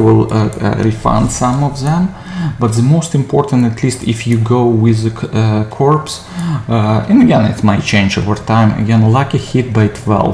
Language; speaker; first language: English; non-native, fluent; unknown